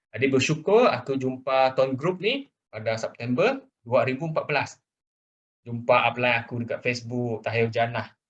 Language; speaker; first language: Malay; non-native, local second language; Chinese